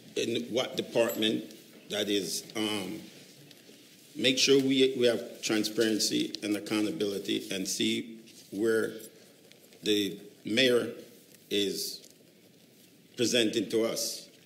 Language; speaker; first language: English; native; English